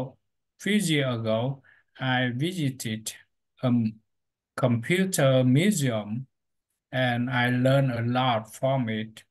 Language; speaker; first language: English; non-native, learner; Vietnamese